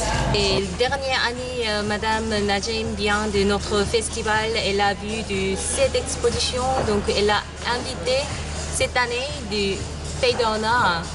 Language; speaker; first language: French; non-native, learner; Korean